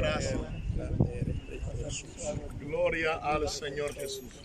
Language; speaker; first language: Spanish; native; Spanish